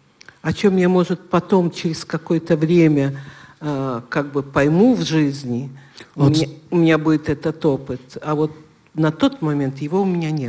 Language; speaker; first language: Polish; non-native, learner; Russian